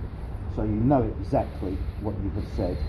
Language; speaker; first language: English; native; English